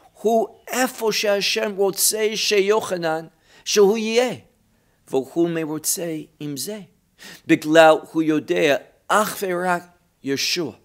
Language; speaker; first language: Hebrew; non-native, fluent; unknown